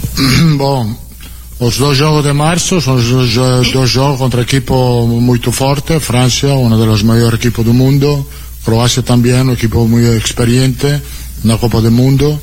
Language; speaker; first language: Portuguese; non-native, learner; Italian